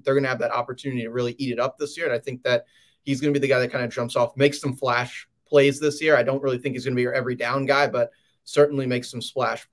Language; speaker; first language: English; native; English